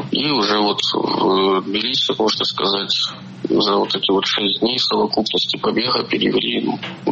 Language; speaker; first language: Russian; native; Russian